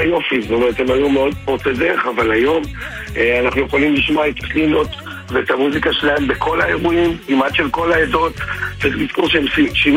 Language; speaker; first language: Hebrew; native; Hebrew